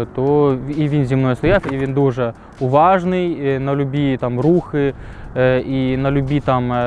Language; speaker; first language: Ukrainian; native; Ukrainian